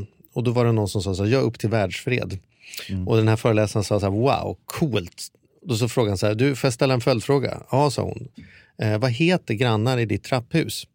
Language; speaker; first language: Swedish; native; Swedish